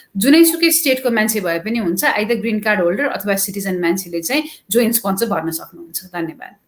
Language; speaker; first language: Nepali; native; Nepali